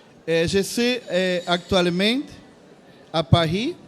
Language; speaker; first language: French; non-native, learner; Portuguese